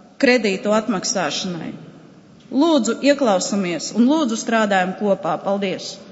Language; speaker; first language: Latvian; non-native, local second language; Russian